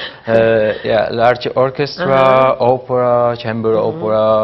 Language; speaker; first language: English; non-native, learner; Spanish